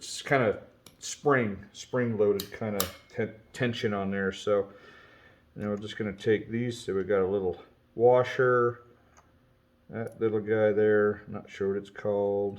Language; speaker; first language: English; native; English